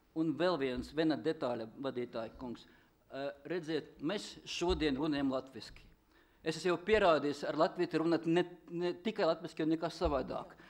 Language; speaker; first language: Latvian; non-native, local second language; Russian